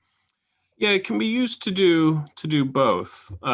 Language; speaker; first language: English; native; English